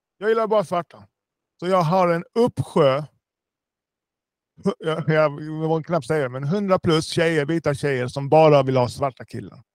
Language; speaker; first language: Swedish; early bilingual, other home language; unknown